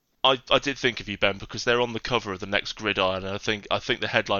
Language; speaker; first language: English; native; English